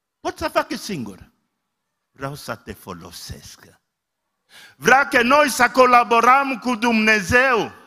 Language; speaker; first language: Romanian; non-native, fluent; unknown